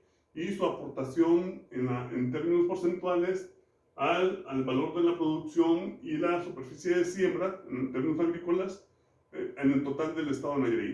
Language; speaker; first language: Spanish; native; Spanish